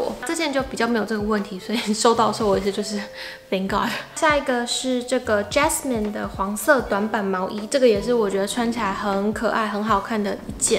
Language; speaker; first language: Chinese; native; Chinese